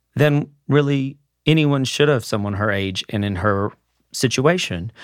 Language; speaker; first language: English; native; English